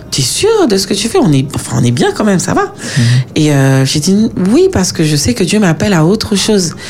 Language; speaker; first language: French; native; French